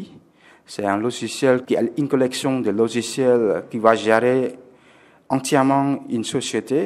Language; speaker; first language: French; non-native, fluent; Khmer